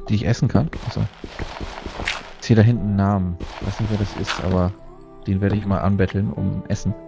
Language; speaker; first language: German; native; German